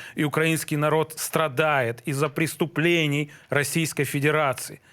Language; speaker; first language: Russian; native; Russian